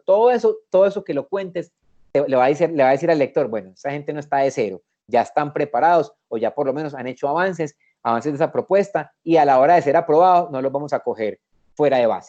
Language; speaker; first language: Spanish; native; Spanish